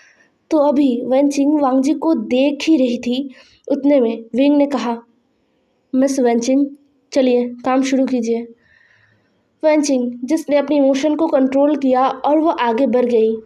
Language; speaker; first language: Hindi; non-native, local second language; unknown